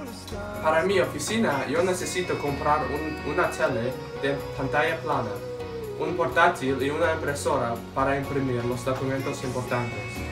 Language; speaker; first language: Spanish; non-native, learner; English